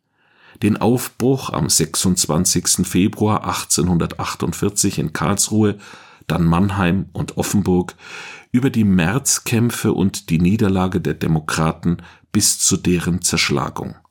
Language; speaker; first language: German; native; German